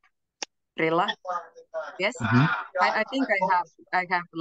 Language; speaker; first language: English; non-native, fluent; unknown